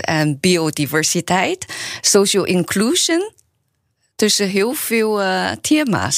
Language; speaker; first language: Dutch; non-native, learner; Chinese